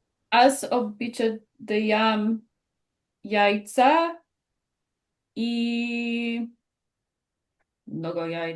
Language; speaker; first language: Bulgarian; non-native, learner; English